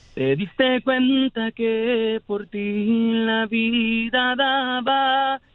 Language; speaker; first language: Spanish; native; Spanish